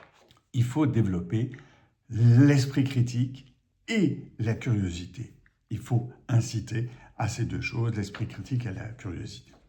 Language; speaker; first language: French; native; French